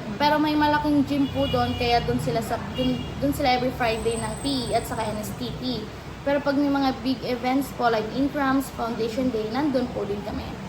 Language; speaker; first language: Filipino; native; Filipino